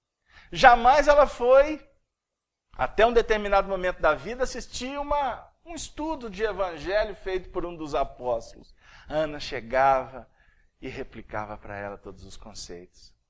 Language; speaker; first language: Portuguese; native; Portuguese